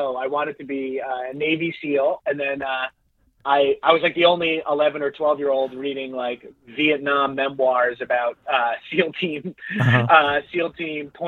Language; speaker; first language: English; native; English